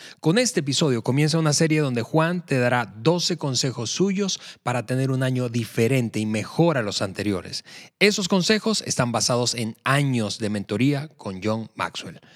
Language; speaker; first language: Spanish; native; Spanish